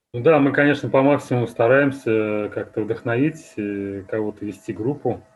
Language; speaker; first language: Russian; native; Russian